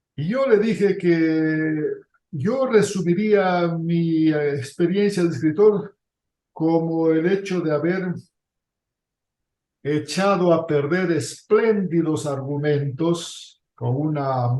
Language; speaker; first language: Spanish; native; Spanish